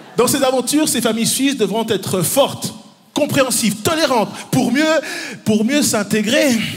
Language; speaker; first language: French; early bilingual, other home language; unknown